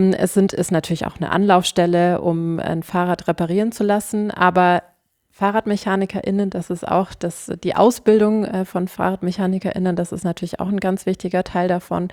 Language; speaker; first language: German; native; German